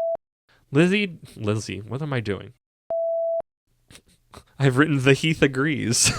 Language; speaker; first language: English; native; English